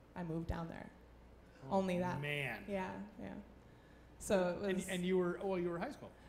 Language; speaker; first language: English; native; English